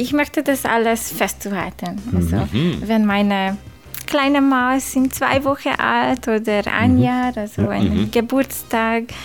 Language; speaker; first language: German; non-native, learner; Hungarian